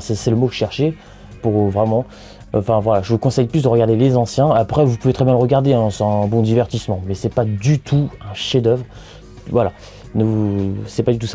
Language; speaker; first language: French; native; French